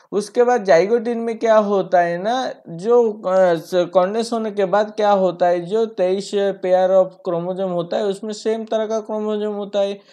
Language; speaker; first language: Hindi; non-native, local second language; Bangla